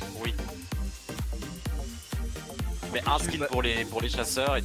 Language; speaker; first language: French; native; French